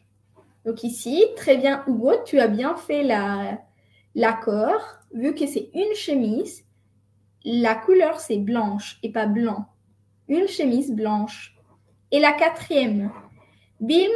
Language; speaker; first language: French; non-native, fluent; Spanish